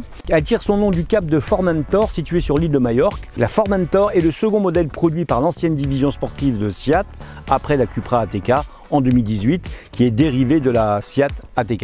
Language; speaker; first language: French; native; French